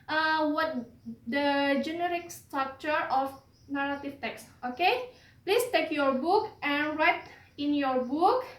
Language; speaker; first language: English; non-native, learner; Indonesian